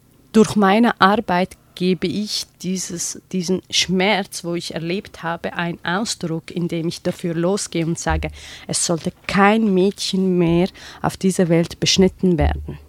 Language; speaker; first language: German; non-native, fluent; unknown